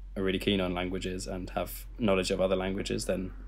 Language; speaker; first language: English; native; English